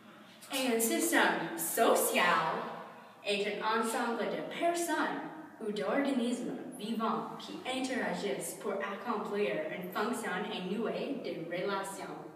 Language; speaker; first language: French; non-native, learner; English